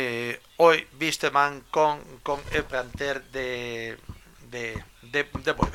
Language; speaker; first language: Spanish; native; Spanish